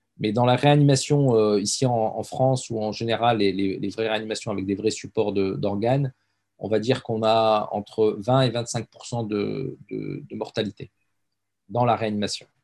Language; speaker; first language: French; early bilingual, other home language; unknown